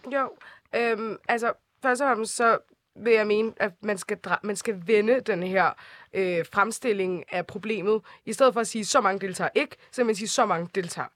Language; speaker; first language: Danish; early bilingual, other home language; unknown